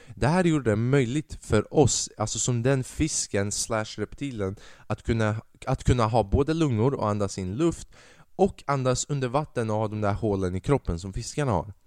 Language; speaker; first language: Swedish; early bilingual, other home language; Albanian